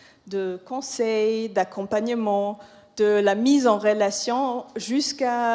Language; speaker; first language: French; non-native, fluent; German